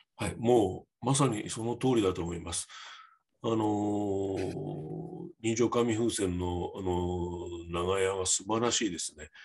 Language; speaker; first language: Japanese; native; Japanese